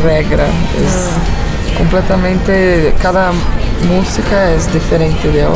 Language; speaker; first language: Spanish; non-native, learner; Portuguese